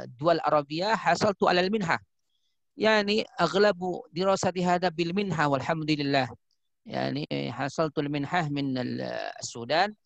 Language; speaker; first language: Arabic; non-native, fluent; Indonesian